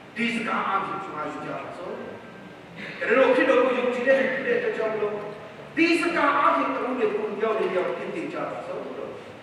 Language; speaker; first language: Burmese; non-native, local second language; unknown